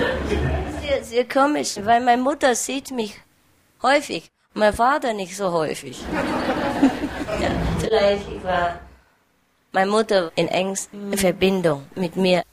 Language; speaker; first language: German; non-native, learner; Vietnamese